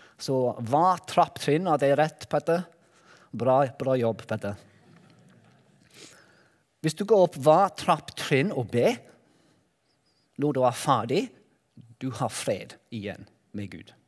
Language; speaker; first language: Norwegian; non-native, learner; Welsh